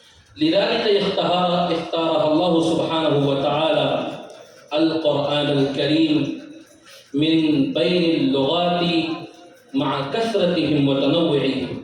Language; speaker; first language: Arabic; non-native, fluent; Urdu